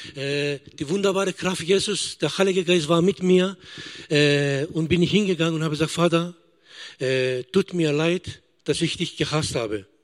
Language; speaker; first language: German; non-native, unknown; Greek